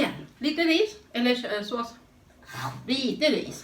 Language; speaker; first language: Swedish; non-native, learner; Thai